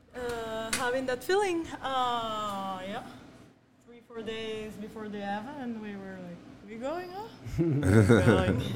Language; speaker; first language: English; non-native, fluent; Spanish